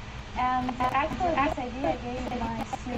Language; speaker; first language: English; non-native, learner; Ukrainian